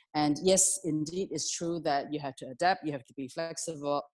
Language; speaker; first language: English; non-native, local second language; Cantonese